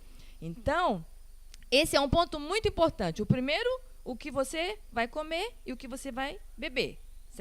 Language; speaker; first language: Portuguese; non-native, learner; Spanish